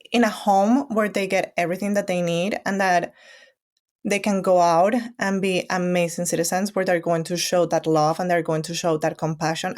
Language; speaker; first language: English; non-native, fluent; Spanish